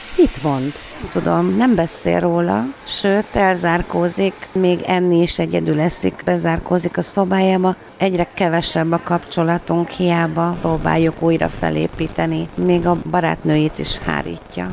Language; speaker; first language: Hungarian; native; Hungarian